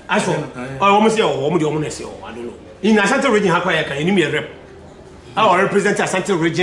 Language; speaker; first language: English; non-native, local second language; Akan